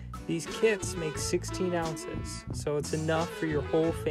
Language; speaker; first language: English; native; English